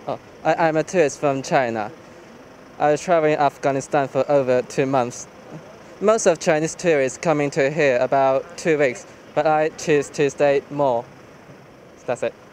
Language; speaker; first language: English; non-native, learner; Chinese